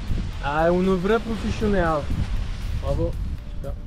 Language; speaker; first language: French; native; French